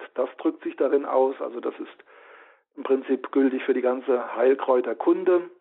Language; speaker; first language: German; native; German